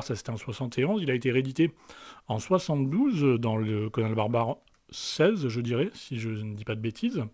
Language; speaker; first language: French; native; French